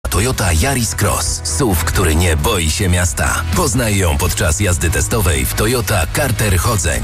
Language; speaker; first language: Polish; native; Polish